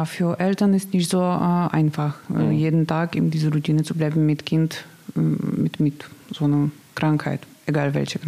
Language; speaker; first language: German; non-native, learner; Russian